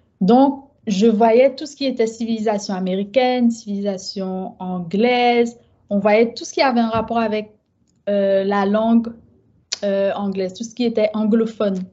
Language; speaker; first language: French; native; French